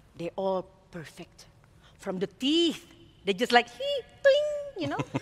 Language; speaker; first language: English; non-native, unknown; Indonesian